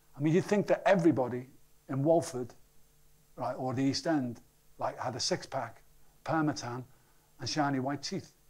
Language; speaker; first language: English; native; English